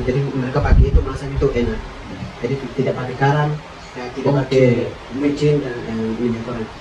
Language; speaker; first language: Indonesian; non-native, local second language; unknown